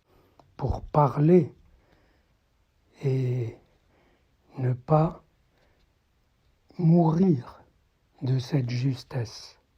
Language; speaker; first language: French; native; French